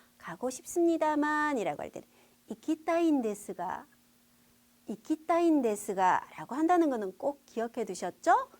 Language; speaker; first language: Korean; native; Korean